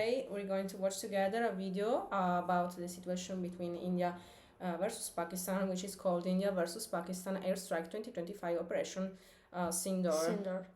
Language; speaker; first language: English; non-native, learner; Italian